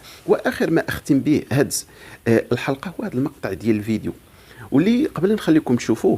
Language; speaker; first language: Arabic; native; Arabic